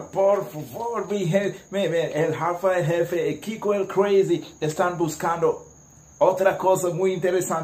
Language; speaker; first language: Spanish; non-native, learner; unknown